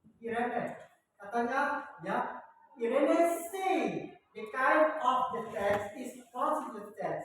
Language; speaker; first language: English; non-native, learner; Indonesian